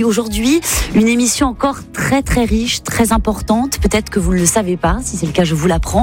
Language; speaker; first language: French; native; French